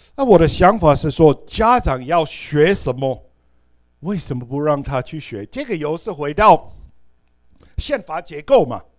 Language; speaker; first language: Chinese; non-native, fluent; English